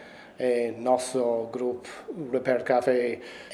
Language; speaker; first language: Italian; non-native, fluent; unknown